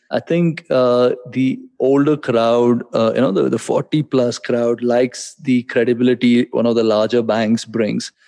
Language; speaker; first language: English; non-native, local second language; Hindi